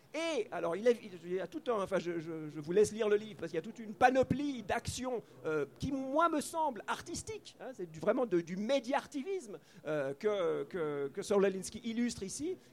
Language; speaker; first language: French; native; French